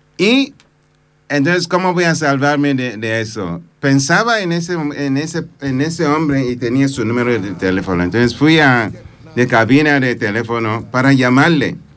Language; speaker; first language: Spanish; non-native, fluent; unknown